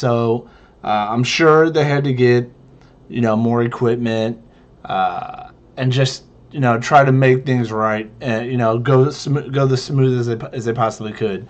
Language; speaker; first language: English; native; English